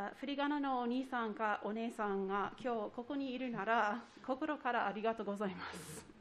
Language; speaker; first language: Japanese; non-native, fluent; English